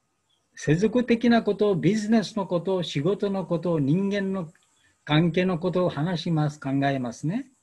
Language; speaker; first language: Japanese; non-native, learner; Bangla